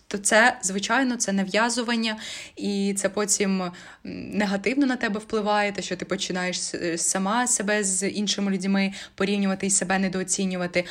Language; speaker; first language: Ukrainian; native; Ukrainian